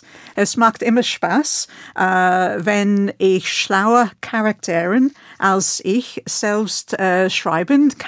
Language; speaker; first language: German; non-native, fluent; English